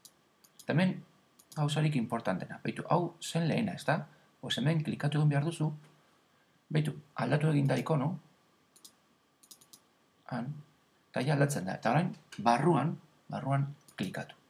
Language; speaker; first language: Basque; non-native, local second language; Spanish